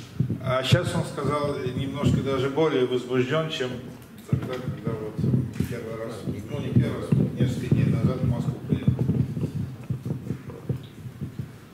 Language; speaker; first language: Russian; native; Russian